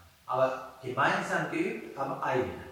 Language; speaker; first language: German; non-native, fluent; Sinhala